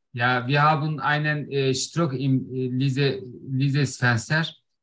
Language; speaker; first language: German; non-native, learner; Turkish